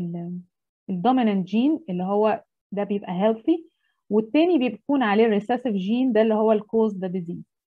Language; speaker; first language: Arabic; native; Arabic